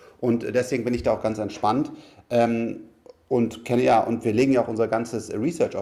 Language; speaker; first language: German; native; German